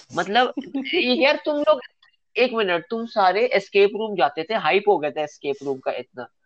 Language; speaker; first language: Hindi; native; Hindi